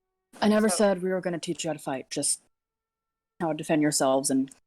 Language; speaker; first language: English; native; English